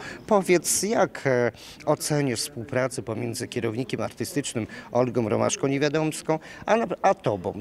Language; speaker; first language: Polish; native; Polish